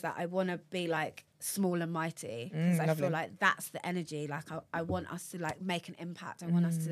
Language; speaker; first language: English; native; English